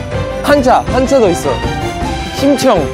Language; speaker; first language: Korean; non-native, learner; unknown